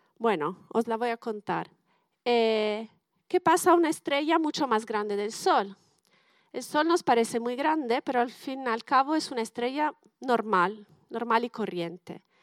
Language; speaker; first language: Spanish; non-native, fluent; Italian